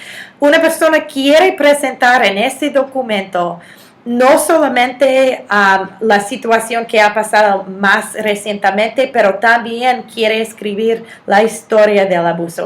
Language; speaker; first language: Spanish; non-native, fluent; English